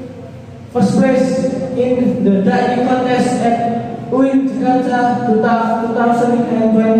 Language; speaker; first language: English; non-native, learner; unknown